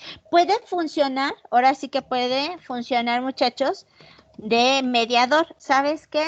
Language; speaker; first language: Spanish; native; Spanish